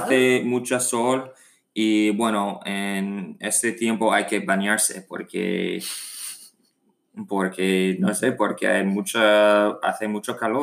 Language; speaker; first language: Spanish; non-native, learner; English